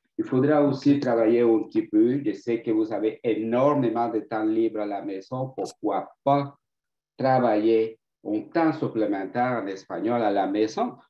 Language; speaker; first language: French; non-native, fluent; Spanish